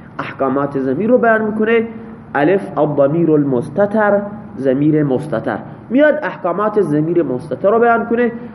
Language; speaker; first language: Persian; non-native, local second language; Baluchi